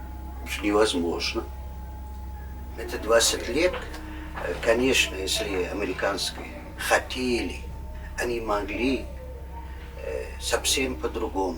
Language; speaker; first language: Russian; non-native, learner; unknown